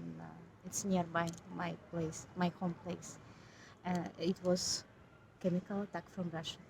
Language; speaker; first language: English; non-native, learner; Ukrainian